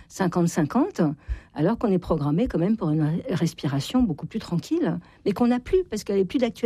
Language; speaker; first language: French; native; French